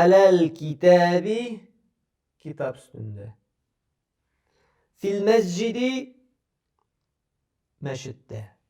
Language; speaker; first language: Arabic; non-native, fluent; Tatar